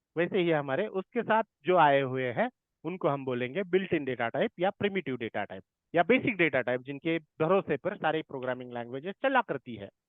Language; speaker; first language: Hindi; non-native, local second language; Marathi